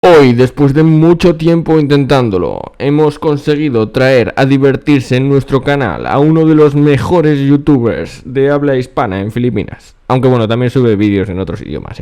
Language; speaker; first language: Spanish; native; Spanish